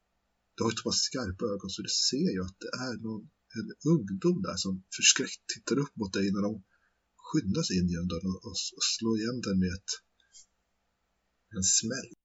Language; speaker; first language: Swedish; native; Swedish